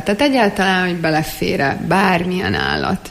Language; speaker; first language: Hungarian; native; Hungarian